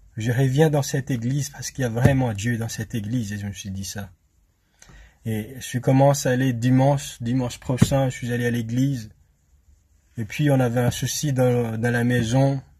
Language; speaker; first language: French; non-native, local second language; Malagasy